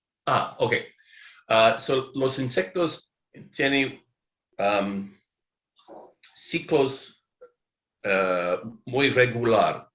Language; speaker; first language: Spanish; non-native, learner; English